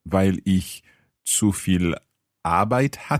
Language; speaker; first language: German; non-native, learner; English